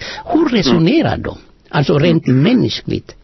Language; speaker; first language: Swedish; non-native, fluent; Amharic